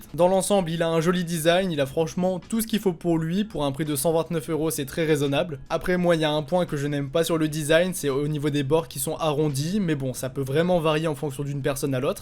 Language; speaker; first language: French; native; French